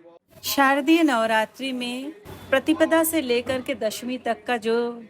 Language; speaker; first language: Hindi; non-native, local second language; Bangla